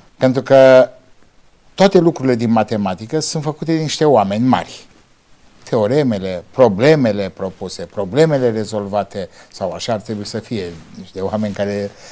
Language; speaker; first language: Romanian; native; Romanian